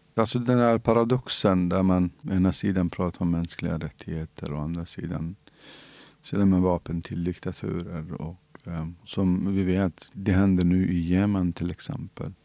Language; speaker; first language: Swedish; non-native, fluent; Central Kurdish